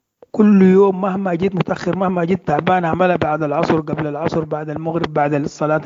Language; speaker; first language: Arabic; native; Arabic